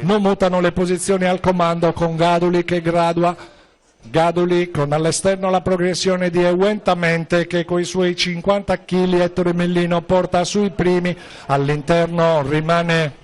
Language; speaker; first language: Italian; native; Italian